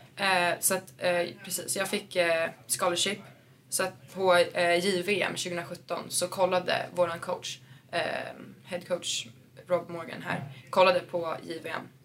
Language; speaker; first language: Swedish; native; Swedish